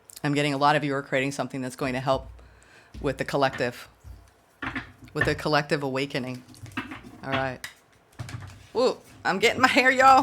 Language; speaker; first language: English; native; English